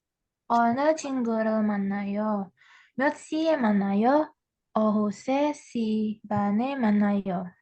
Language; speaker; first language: Korean; non-native, learner; Indonesian